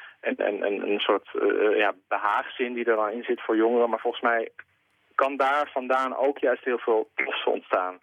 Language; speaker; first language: Dutch; native; Dutch